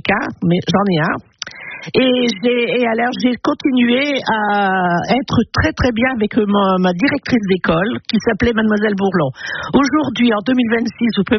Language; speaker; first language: French; native; French